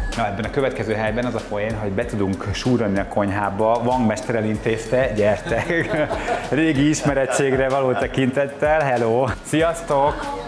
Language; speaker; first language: Hungarian; native; Hungarian